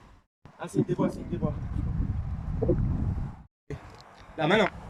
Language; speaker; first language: French; native; French